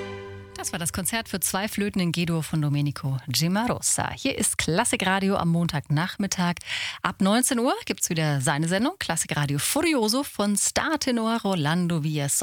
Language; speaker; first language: German; native; German